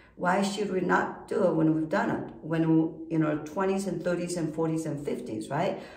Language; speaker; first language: English; non-native, fluent; Korean